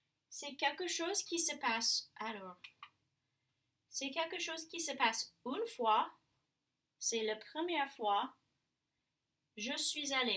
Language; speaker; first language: French; non-native, fluent; English